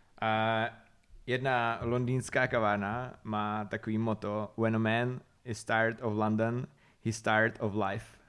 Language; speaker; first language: Czech; native; Czech